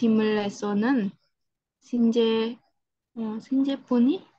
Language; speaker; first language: Korean; non-native, learner; Indonesian